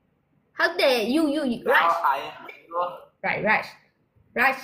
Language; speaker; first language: English; non-native, learner; Burmese